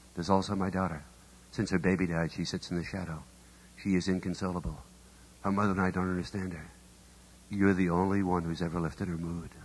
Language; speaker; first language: English; native; English